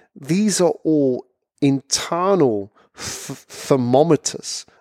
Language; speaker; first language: English; native; English